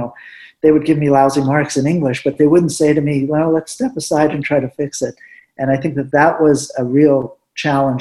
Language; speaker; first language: English; early bilingual, other home language; Spanish